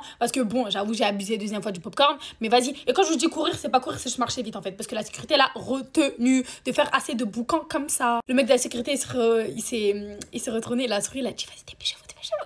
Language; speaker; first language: French; native; French